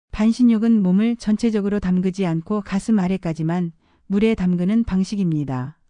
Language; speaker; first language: Korean; native; Korean